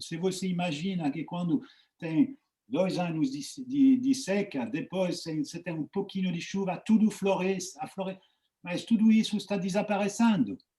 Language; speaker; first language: Portuguese; non-native, fluent; French